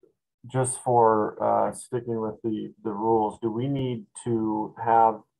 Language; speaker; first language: English; native; English